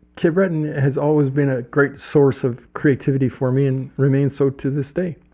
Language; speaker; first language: English; native; English